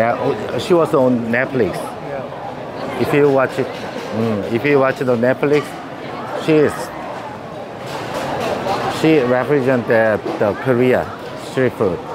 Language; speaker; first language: English; non-native, learner; Korean